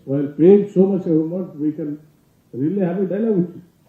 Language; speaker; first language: English; non-native, local second language; Telugu